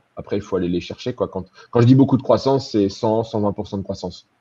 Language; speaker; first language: French; native; French